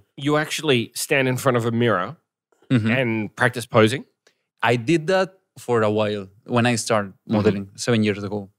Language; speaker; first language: English; non-native, fluent; Spanish